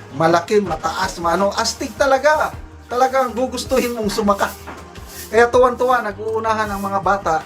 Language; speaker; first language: Filipino; non-native, local second language; Cebuano